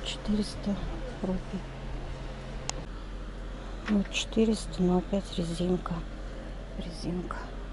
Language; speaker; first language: Russian; native; Russian